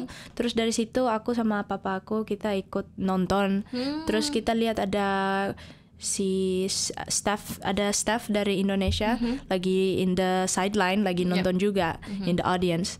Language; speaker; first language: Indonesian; early bilingual, heritage; Indonesian